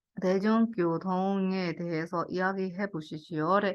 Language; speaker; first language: Korean; non-native, fluent; Burmese